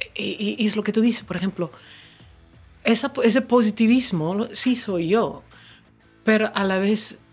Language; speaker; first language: Spanish; non-native, fluent; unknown